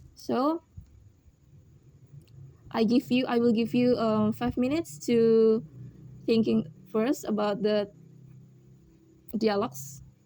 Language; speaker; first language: English; non-native, learner; Indonesian